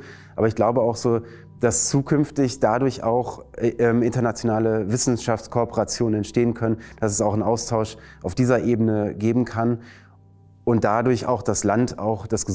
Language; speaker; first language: German; native; German